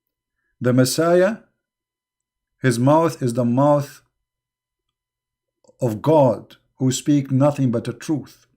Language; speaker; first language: English; non-native, fluent; Arabic